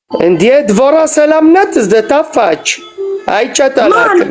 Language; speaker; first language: Amharic; non-native, fluent; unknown